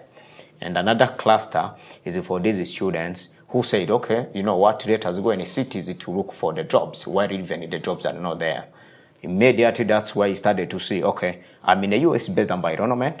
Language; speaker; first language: English; non-native, local second language; Kinyarwanda